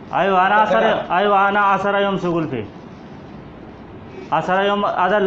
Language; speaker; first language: Arabic; non-native, learner; Hindi